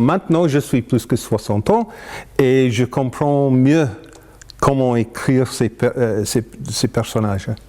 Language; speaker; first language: French; non-native, fluent; English